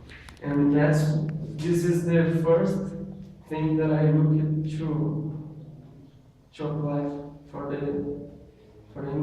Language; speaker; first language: English; non-native, learner; Portuguese